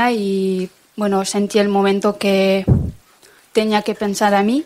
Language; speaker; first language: Spanish; non-native, fluent; French